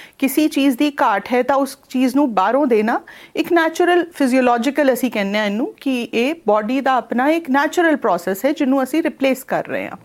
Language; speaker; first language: Punjabi; non-native, local second language; Hindi